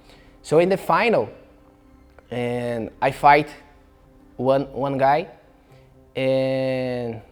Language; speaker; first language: English; non-native, learner; Portuguese